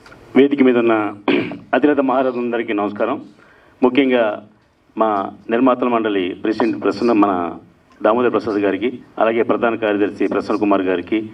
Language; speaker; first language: Telugu; native; Telugu